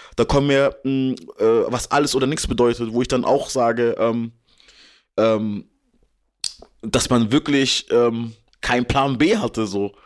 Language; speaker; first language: German; native; German